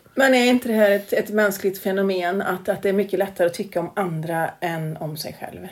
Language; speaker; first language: Swedish; native; Swedish